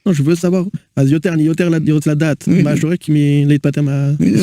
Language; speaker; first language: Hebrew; non-native, learner; French